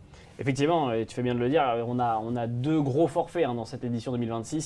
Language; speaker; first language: French; native; French